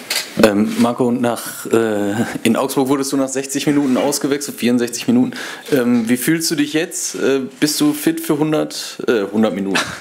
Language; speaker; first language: German; native; German